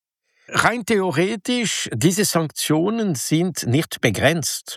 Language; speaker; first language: German; non-native, local second language; French